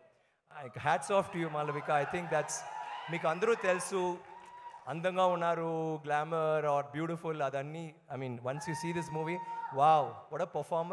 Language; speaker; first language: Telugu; non-native, learner; Tamil